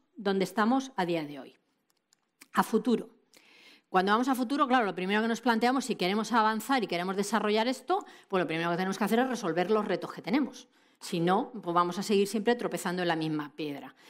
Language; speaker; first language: Spanish; native; Spanish